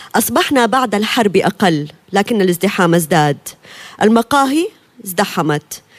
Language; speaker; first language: Arabic; native; Arabic